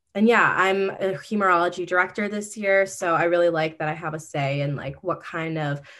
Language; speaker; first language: English; native; English